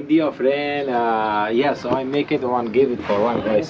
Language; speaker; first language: English; non-native, learner; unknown